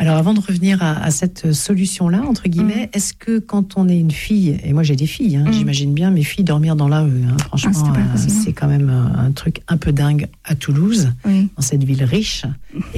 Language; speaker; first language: French; native; French